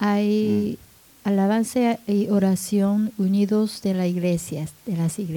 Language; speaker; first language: Spanish; non-native, learner; Japanese